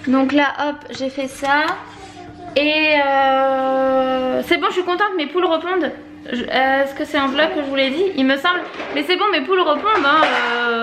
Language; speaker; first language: French; native; French